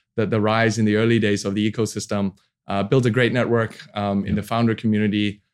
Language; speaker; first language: English; non-native, local second language; Cantonese